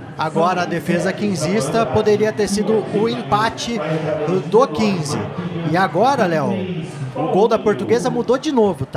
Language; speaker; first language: Portuguese; native; Portuguese